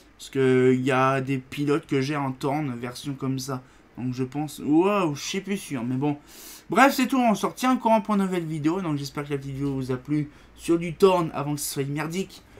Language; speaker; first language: French; native; French